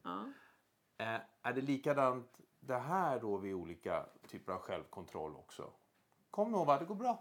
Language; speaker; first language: Swedish; native; Swedish